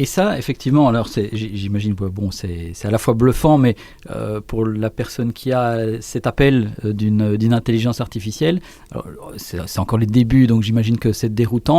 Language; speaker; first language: French; native; French